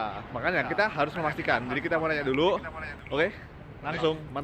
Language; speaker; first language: Indonesian; native; Indonesian